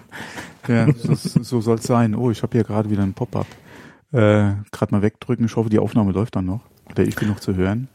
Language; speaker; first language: German; native; German